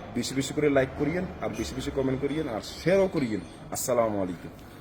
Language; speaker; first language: Bangla; non-native, learner; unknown